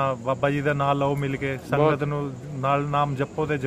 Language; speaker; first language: Punjabi; non-native, local second language; Hindi